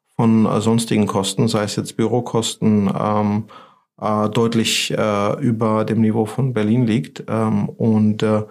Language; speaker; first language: German; non-native, fluent; Georgian